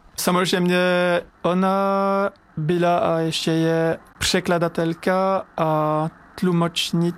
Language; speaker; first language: Czech; non-native, fluent; French